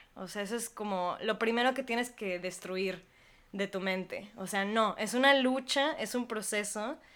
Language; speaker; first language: Spanish; native; Spanish